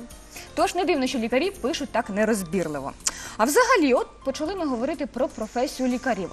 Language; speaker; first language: Ukrainian; native; Ukrainian